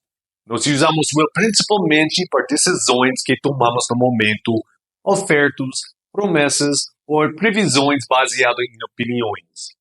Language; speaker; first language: Portuguese; non-native, fluent; English